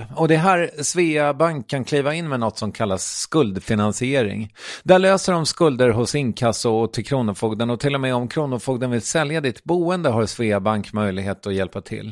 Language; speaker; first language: Swedish; native; Swedish